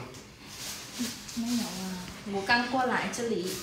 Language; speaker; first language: Chinese; non-native, learner; Vietnamese